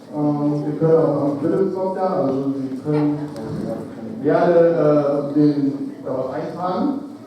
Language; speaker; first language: German; native; German